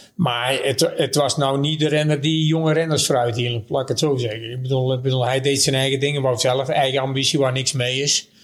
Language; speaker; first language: Dutch; native; Dutch